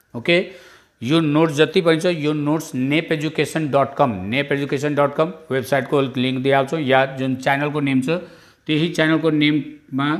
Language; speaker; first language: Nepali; non-native, local second language; Bhojpuri